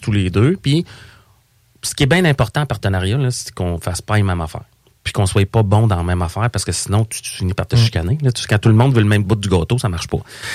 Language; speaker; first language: French; native; French